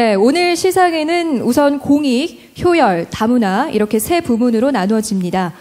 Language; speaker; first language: Korean; native; Korean